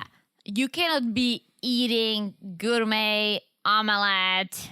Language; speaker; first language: English; native; English